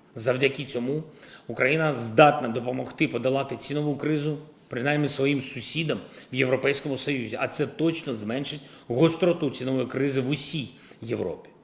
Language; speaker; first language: Ukrainian; non-native, local second language; Russian